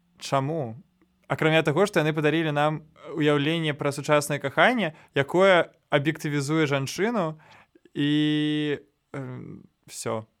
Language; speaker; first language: Belarusian; non-native, local second language; Russian